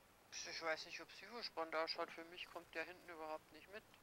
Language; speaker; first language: German; native; German